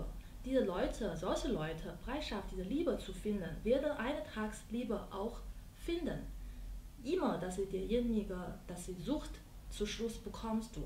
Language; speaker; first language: German; non-native, learner; Chinese